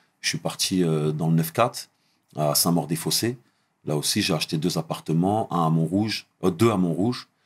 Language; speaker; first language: French; early bilingual, other home language; Arabic